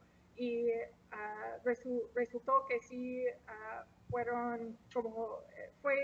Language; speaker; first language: Spanish; non-native, fluent; English